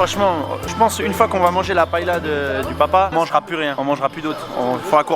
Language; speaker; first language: French; native; French